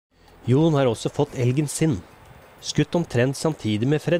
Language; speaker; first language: Norwegian; native; Norwegian